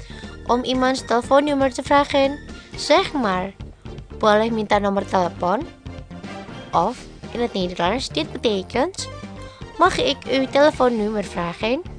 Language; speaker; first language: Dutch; non-native, learner; Indonesian